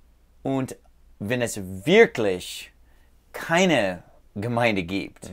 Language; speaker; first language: German; non-native, learner; English